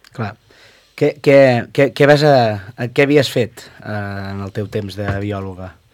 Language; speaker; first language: Catalan; native; Catalan